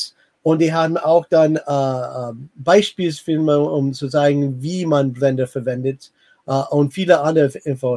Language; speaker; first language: German; non-native, fluent; English